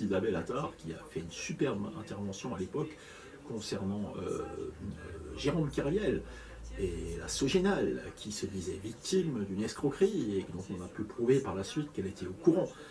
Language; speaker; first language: French; native; French